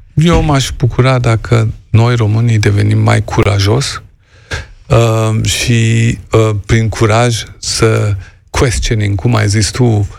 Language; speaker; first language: Romanian; non-native, fluent; German